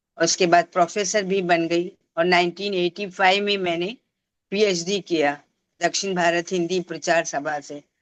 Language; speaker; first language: Hindi; non-native, local second language; Tamil